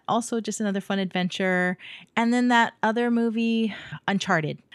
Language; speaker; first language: English; native; English